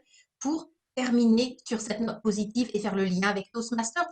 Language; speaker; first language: French; native; French